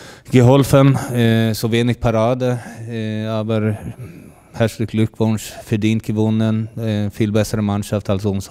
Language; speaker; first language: German; non-native, fluent; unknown